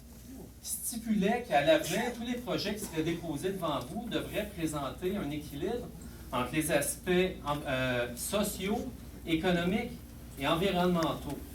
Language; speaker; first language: French; native; French